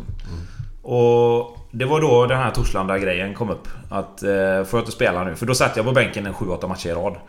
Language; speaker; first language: Swedish; native; Swedish